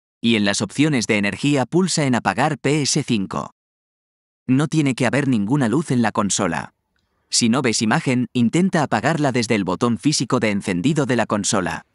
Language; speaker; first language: Spanish; native; Spanish